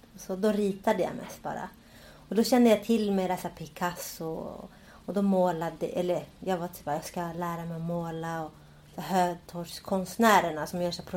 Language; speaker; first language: Swedish; early bilingual, other home language; Spanish